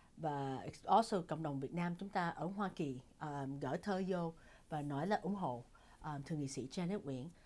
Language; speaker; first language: Vietnamese; early bilingual, heritage; Vietnamese